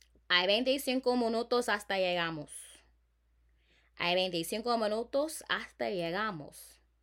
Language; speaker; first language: Spanish; non-native, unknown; English